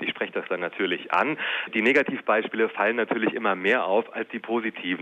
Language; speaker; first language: German; native; German